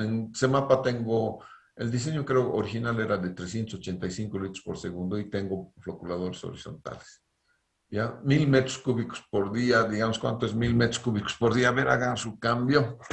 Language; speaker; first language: Spanish; native; Spanish